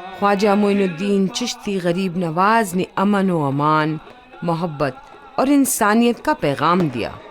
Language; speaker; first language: Urdu; native; Urdu